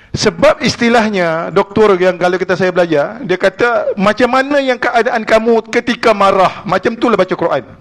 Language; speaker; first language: Malay; native; Malay